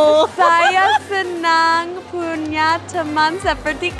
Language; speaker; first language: Indonesian; non-native, learner; English